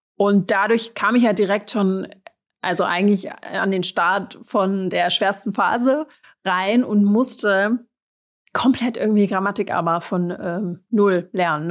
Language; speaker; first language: German; native; German